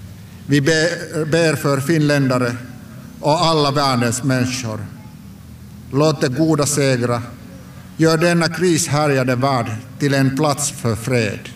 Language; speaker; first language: Swedish; non-native, local second language; Finnish